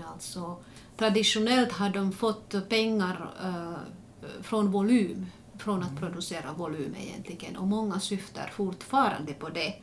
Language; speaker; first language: Swedish; non-native, local second language; Finnish